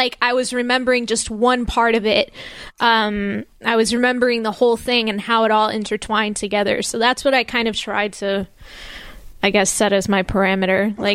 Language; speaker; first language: English; native; English